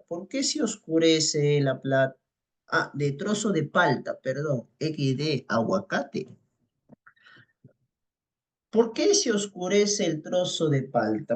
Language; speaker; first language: Spanish; native; Spanish